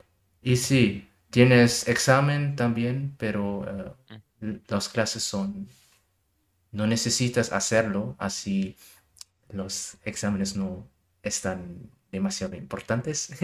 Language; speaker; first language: Spanish; non-native, learner; German